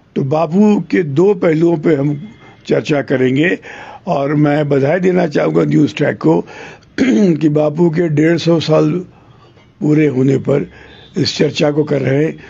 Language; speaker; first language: Hindi; non-native, local second language; Telugu